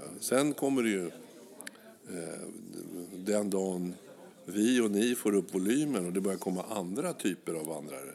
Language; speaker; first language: Swedish; native; Swedish